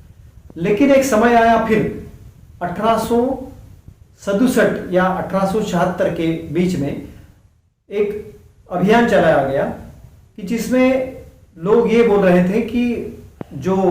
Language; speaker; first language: Hindi; non-native, local second language; Konkani